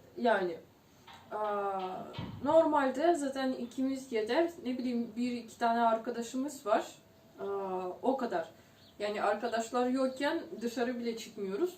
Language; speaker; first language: Turkish; non-native, fluent; Ukrainian